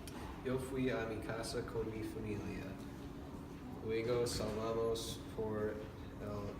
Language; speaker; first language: Spanish; non-native, learner; English